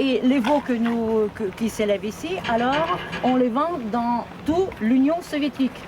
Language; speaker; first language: French; non-native, fluent; Ukrainian